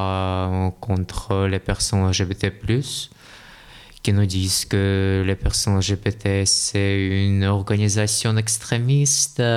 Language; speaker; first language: French; non-native, learner; Russian